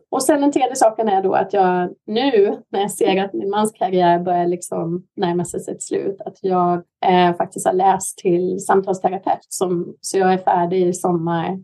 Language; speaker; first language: Swedish; native; Swedish